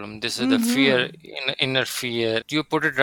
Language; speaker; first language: English; non-native, local second language; Urdu